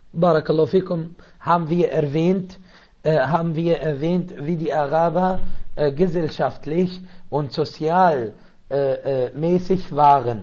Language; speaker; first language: German; non-native, fluent; Arabic